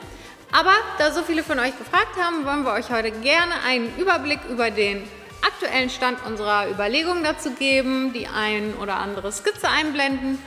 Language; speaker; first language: German; native; German